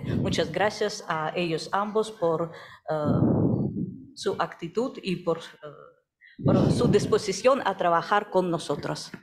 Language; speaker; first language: Spanish; non-native, fluent; Russian